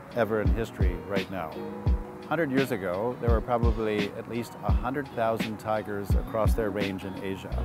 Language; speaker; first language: English; native; English